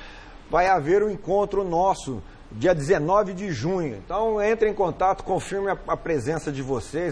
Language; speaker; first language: Portuguese; native; Portuguese